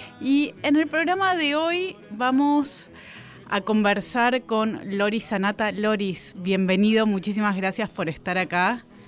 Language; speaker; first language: Spanish; native; Spanish